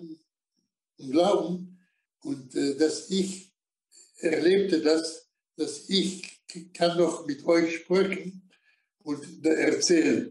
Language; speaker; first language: German; non-native, fluent; Slovak